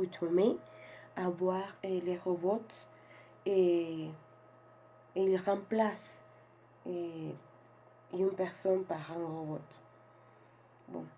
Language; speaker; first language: French; non-native, learner; Spanish